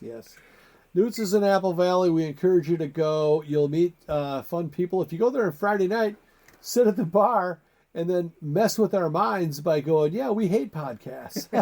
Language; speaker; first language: English; native; English